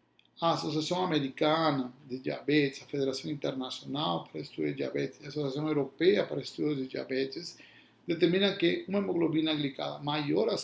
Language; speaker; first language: Portuguese; non-native, fluent; Spanish